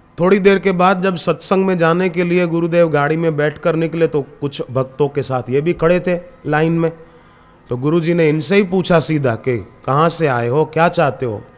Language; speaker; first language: Hindi; native; Hindi